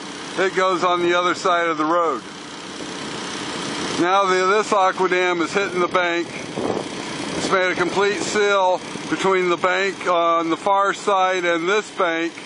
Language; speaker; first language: English; native; English